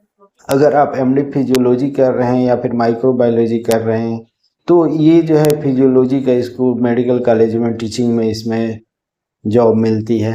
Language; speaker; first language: Hindi; native; Hindi